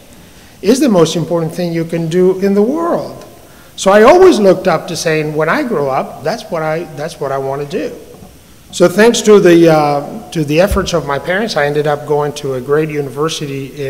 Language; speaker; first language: English; non-native, fluent; Spanish